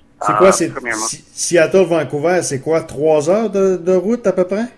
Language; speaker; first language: French; native; French